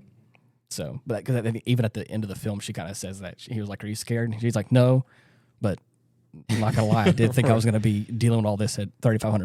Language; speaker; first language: English; native; English